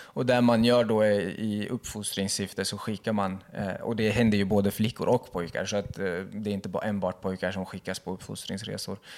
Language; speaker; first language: Swedish; early bilingual, other home language; Kurdish